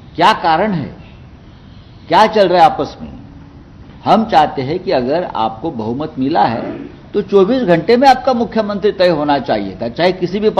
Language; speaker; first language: Hindi; non-native, local second language; Marathi